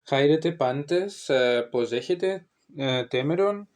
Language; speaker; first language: Greek; non-native, learner; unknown